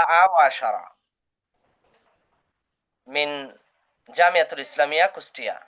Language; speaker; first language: Arabic; non-native, learner; Bangla